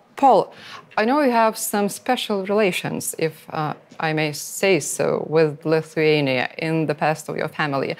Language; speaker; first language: English; non-native, fluent; Lithuanian